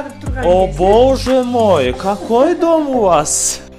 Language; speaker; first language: Russian; non-native, local second language; Kyrgyz